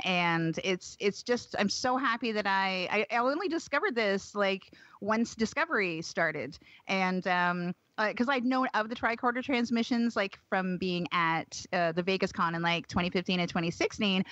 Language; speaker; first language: English; native; English